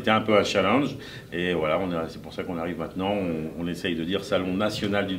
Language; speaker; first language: French; native; French